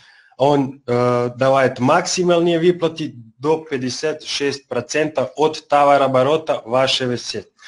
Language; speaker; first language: Russian; non-native, learner; Serbian